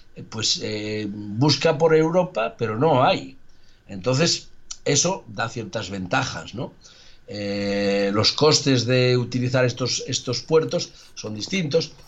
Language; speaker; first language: Spanish; native; Spanish